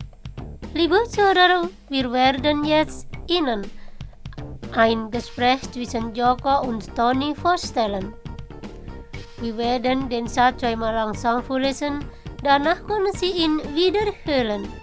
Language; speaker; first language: German; non-native, fluent; Indonesian